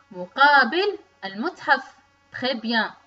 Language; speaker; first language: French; non-native, local second language; Arabic